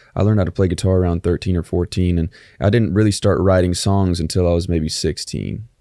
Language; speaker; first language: English; native; English